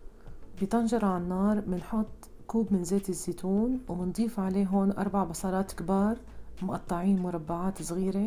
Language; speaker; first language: Arabic; native; Arabic